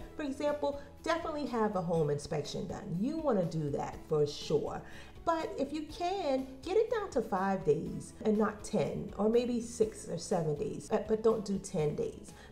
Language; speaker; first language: English; native; English